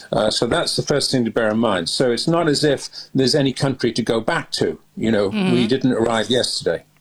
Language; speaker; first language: English; native; English